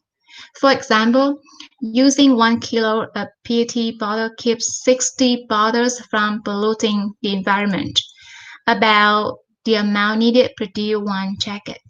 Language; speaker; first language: English; non-native, fluent; Vietnamese